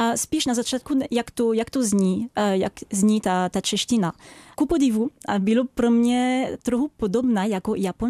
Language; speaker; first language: Czech; non-native, fluent; French